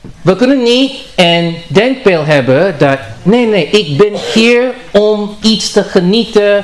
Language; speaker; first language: Dutch; non-native, learner; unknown